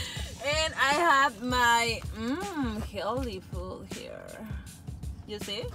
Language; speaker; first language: English; non-native, learner; Spanish